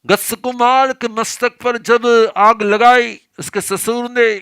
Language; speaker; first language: Hindi; non-native, local second language; Gujarati